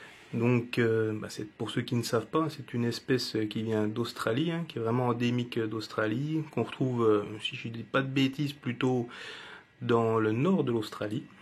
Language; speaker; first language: French; native; French